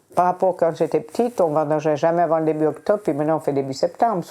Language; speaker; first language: French; native; French